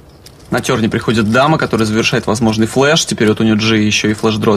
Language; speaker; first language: Russian; native; Russian